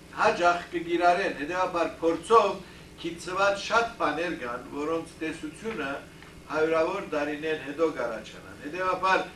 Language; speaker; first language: Armenian; early bilingual, heritage; Armenian